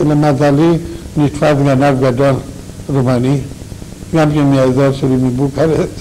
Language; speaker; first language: Hebrew; non-native, fluent; Romanian